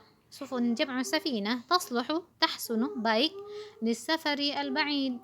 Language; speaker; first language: Arabic; non-native, fluent; Indonesian